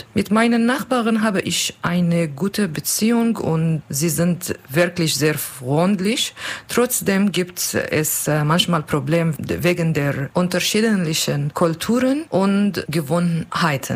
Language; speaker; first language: German; non-native, learner; Turkish